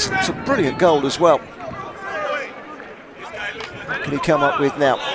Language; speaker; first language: English; native; English